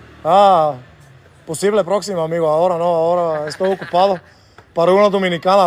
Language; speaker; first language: Spanish; non-native, learner; Bulgarian